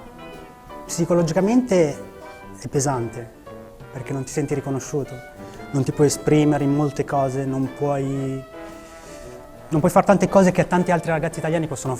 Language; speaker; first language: Italian; early bilingual, other home language; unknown